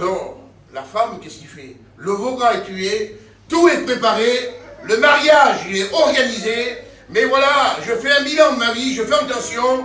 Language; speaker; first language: French; native; French